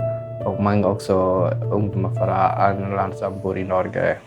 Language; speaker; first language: Norwegian; non-native, learner; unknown